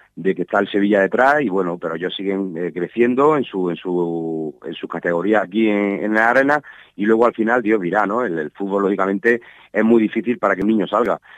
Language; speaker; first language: Spanish; native; Spanish